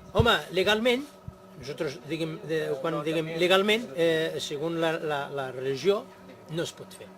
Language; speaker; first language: Catalan; non-native, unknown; Riffian